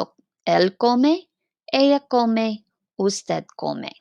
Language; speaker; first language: Spanish; non-native, fluent; English